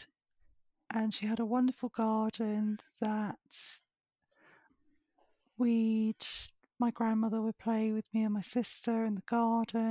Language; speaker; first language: English; native; English